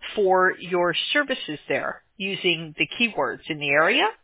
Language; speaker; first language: English; native; English